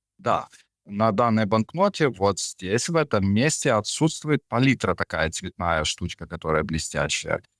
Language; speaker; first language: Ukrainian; non-native, local second language; Russian